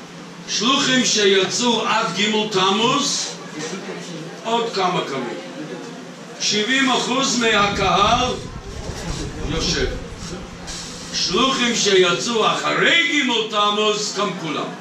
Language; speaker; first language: Hebrew; non-native, fluent; English